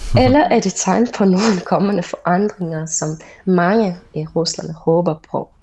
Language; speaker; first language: Danish; non-native, fluent; Russian